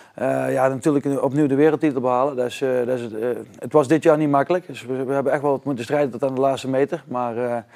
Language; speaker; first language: Dutch; native; Dutch